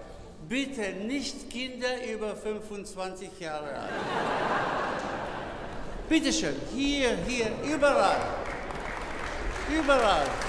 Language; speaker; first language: German; non-native, fluent; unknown